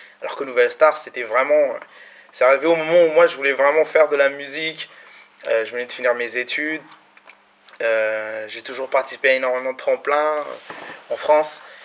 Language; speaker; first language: French; early bilingual, other home language; Malagasy